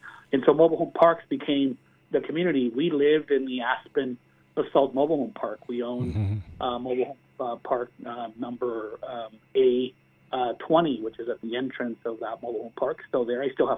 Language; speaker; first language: English; early bilingual, other home language; Spanish